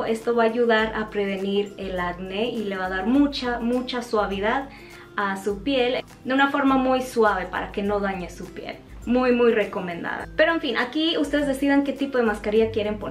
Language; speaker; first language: Spanish; native; Spanish